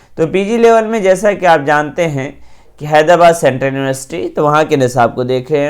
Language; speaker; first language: Urdu; native; Urdu